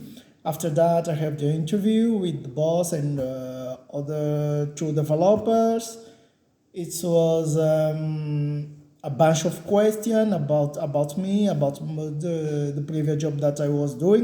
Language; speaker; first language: English; non-native, learner; Portuguese